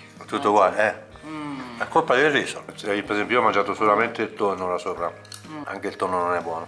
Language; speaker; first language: Italian; native; Italian